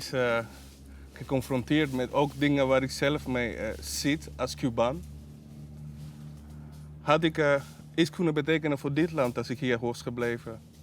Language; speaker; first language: Dutch; early bilingual, other home language; Spanish